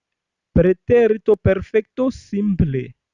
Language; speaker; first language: Spanish; non-native, fluent; Haitian Creole